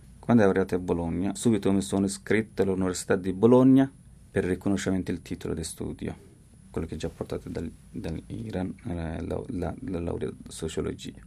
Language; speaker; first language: Italian; non-native, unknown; Persian